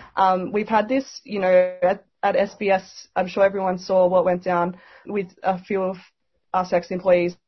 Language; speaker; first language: English; native; English